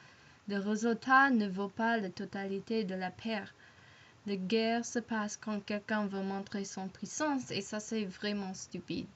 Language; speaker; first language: French; non-native, learner; English